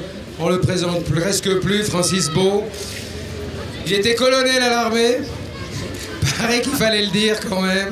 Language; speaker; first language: French; native; French